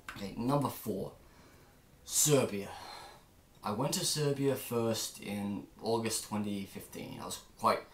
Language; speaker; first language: English; native; English